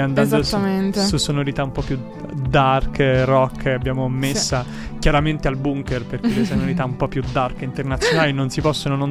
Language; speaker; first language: Italian; native; Italian